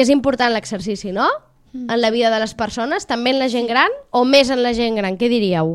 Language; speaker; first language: Catalan; native; Catalan